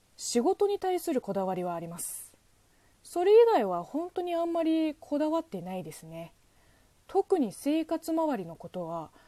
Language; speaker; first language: Japanese; non-native, fluent; Chinese